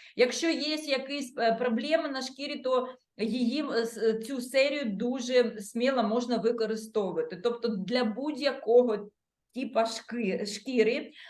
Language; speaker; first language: Ukrainian; non-native, local second language; Russian